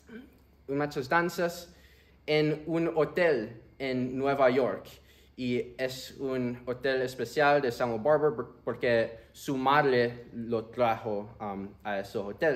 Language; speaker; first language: Spanish; early bilingual, heritage; Spanish